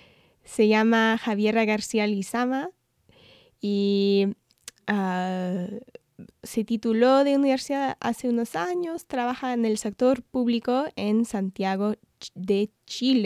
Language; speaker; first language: Spanish; non-native, fluent; English